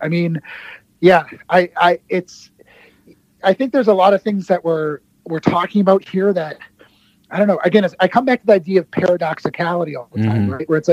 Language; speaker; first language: English; native; English